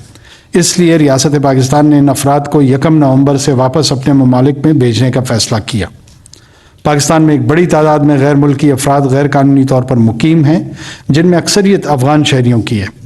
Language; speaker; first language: Urdu; non-native, local second language; Pashto